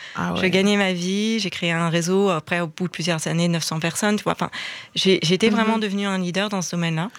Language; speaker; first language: French; native; French